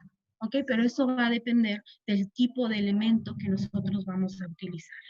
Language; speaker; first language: Spanish; native; Spanish